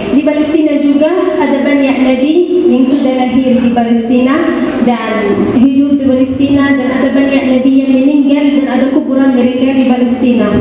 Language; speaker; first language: Indonesian; non-native, learner; Arabic